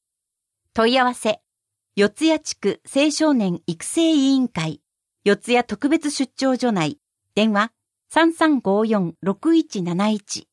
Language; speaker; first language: Japanese; native; Japanese